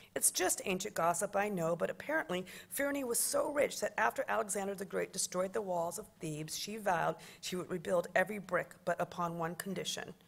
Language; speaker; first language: English; native; English